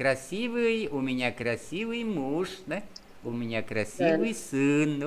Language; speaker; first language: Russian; non-native, fluent; Vietnamese